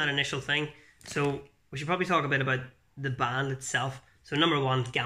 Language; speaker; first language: English; native; English